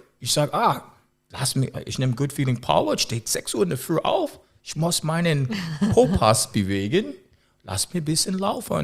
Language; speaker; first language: German; non-native, learner; English